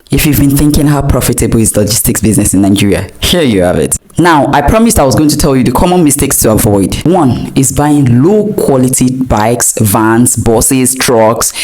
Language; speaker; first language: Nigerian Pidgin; non-native, local second language; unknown